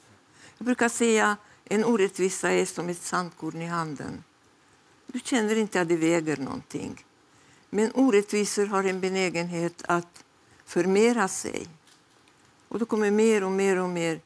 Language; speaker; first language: Swedish; non-native, fluent; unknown